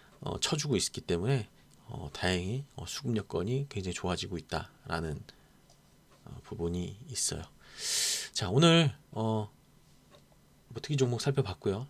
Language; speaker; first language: Korean; native; Korean